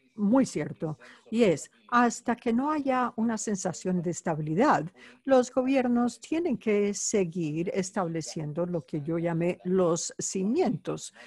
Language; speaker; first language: Spanish; non-native, fluent; Bulgarian